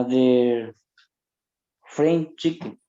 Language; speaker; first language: English; non-native, learner; Spanish